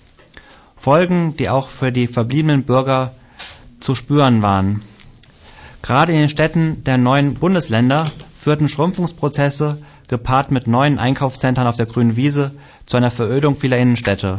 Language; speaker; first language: German; native; German